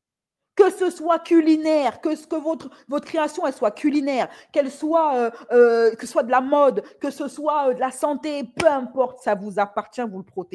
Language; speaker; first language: French; native; French